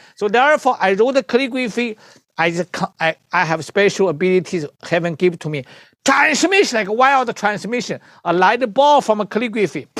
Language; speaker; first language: English; non-native, learner; Chinese